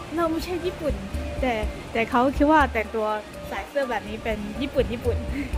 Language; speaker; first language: Thai; non-native, fluent; Chinese